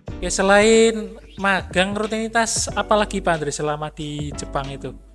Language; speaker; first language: Indonesian; native; Indonesian